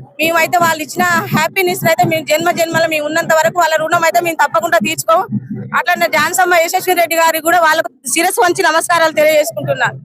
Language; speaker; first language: Telugu; native; Telugu